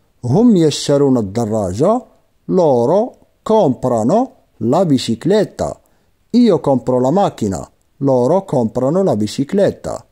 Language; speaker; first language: Italian; non-native, fluent; Arabic